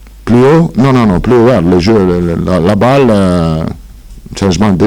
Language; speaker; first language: French; non-native, fluent; Italian